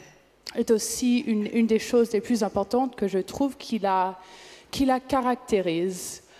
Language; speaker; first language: French; non-native, fluent; English